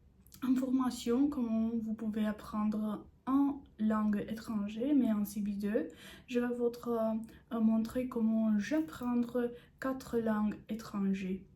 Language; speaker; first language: French; non-native, learner; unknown